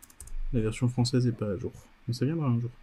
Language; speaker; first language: French; native; French